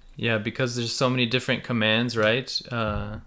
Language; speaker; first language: English; early bilingual, other home language; Russian